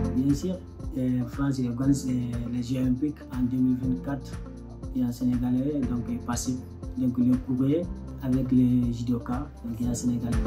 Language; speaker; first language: French; non-native, local second language; Soninke